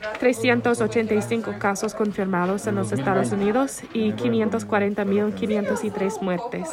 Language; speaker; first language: Spanish; non-native, fluent; English